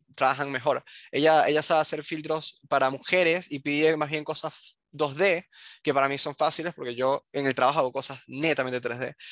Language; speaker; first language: Spanish; native; Spanish